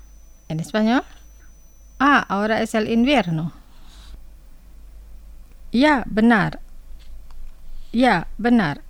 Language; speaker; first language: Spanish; non-native, fluent; Indonesian